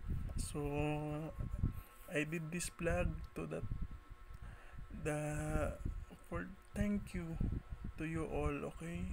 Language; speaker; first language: English; non-native, learner; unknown